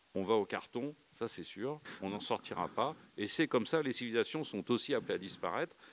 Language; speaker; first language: French; native; French